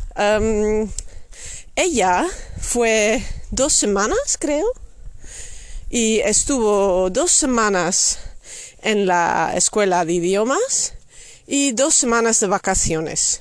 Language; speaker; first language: Spanish; non-native, fluent; Dutch